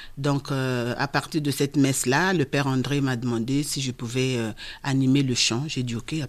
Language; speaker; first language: French; non-native, local second language; Lingala